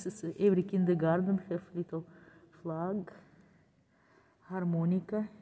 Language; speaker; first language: English; non-native, learner; Russian